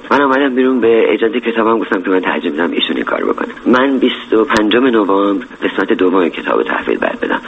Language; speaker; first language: Persian; native; Persian